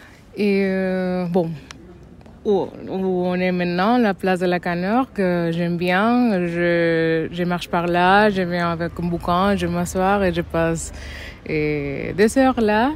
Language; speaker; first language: French; non-native, fluent; Spanish